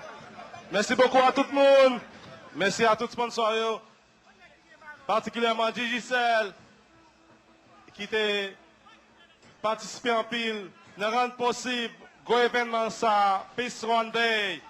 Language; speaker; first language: French; non-native, local second language; Haitian Creole